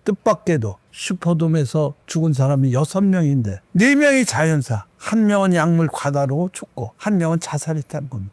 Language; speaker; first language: Korean; native; Korean